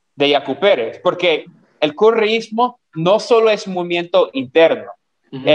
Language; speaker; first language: Spanish; non-native, fluent; English